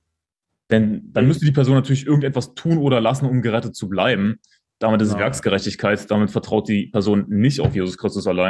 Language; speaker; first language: German; native; German